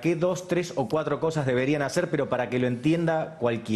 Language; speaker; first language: Spanish; native; Spanish